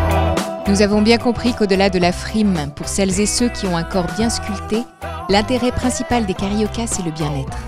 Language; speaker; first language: French; native; French